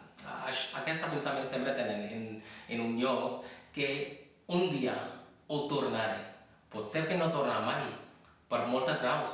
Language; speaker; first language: Catalan; non-native, fluent; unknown